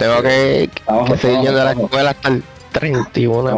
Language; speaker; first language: Spanish; native; Spanish